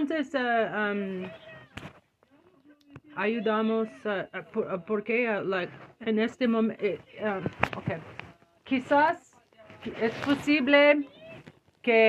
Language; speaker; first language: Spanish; non-native, learner; English